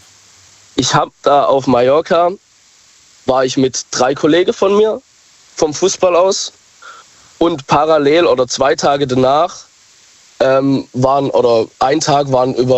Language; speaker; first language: German; native; German